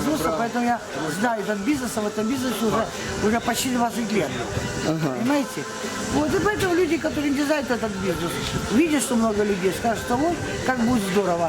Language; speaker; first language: Russian; native; Russian